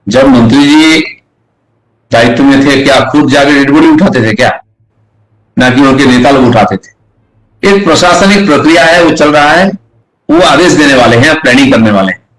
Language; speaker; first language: Hindi; non-native, local second language; Bangla